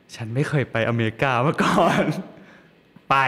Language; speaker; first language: Thai; native; Thai